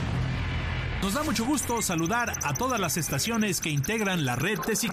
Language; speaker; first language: Spanish; native; Spanish